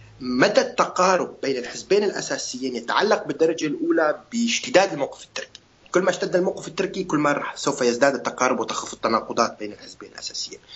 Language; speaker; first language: Arabic; non-native, local second language; Kurdish